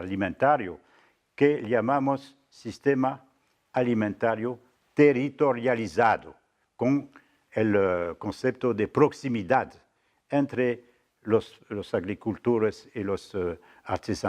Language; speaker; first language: Spanish; non-native, fluent; French